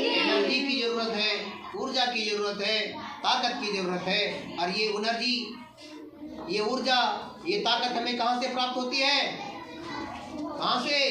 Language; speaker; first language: Hindi; native; Hindi